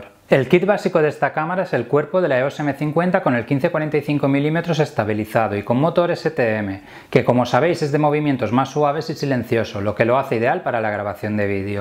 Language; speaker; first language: Spanish; native; Spanish